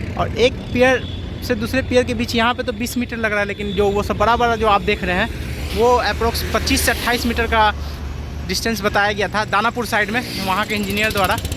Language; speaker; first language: Hindi; native; Hindi